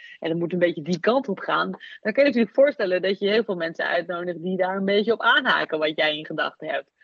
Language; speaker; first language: Dutch; native; Dutch